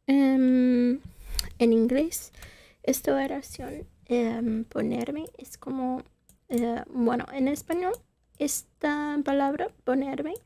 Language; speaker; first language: Spanish; non-native, fluent; English